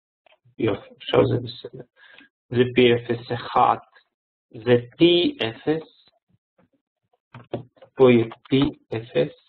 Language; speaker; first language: Hebrew; non-native, fluent; Russian